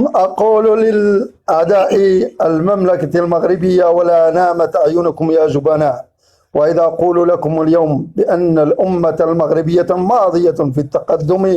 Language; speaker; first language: Arabic; native; Arabic